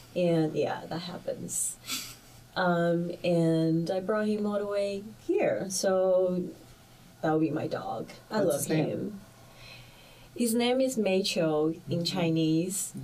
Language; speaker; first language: English; early bilingual, other home language; Chinese